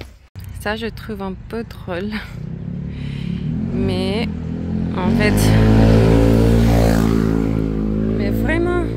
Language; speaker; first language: French; non-native, learner; English